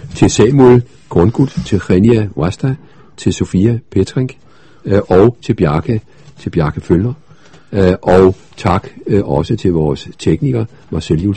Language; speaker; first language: Danish; native; Danish